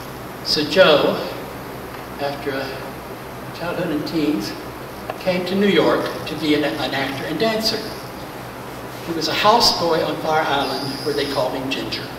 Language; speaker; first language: English; native; English